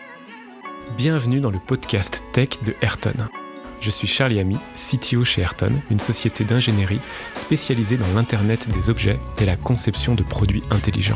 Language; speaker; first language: French; native; French